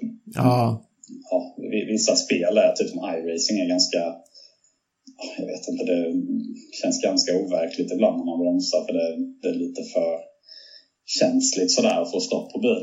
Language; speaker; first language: Swedish; native; Swedish